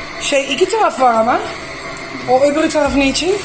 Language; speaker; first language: Turkish; non-native, fluent; Dutch